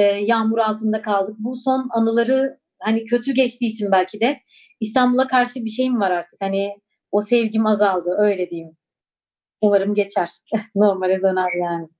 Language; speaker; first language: Turkish; non-native, local second language; Kurdish